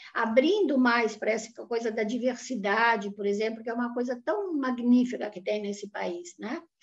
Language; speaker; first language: Portuguese; non-native, fluent; Italian